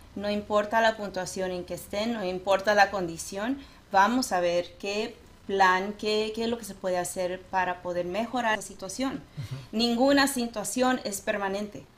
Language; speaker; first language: Spanish; native; Spanish